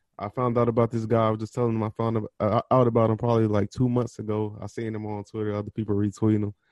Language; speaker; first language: English; native; English